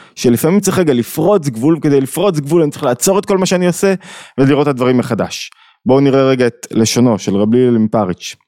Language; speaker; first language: Hebrew; native; Hebrew